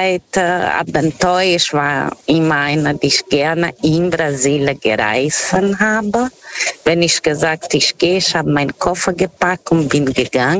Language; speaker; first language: German; non-native, fluent; Portuguese